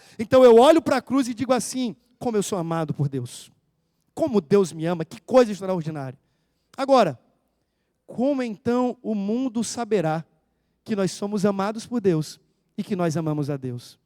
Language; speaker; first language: Portuguese; native; Portuguese